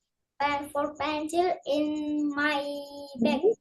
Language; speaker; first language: English; non-native, learner; Indonesian